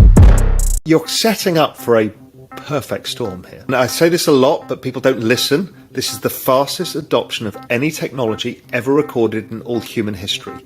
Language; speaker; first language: English; native; English